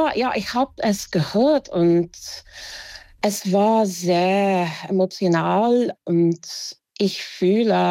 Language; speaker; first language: German; non-native, fluent; English